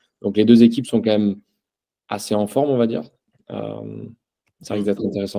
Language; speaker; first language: French; native; French